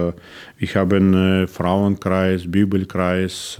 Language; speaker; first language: German; non-native, learner; Russian